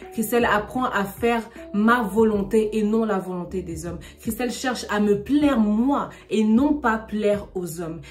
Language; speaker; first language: French; non-native, local second language; Lingala